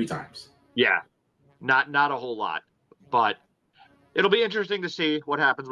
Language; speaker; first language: English; native; English